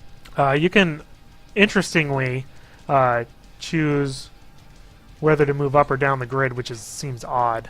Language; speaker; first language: English; native; English